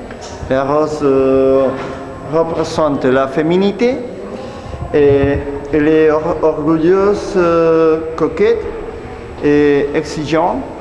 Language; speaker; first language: French; non-native, learner; Spanish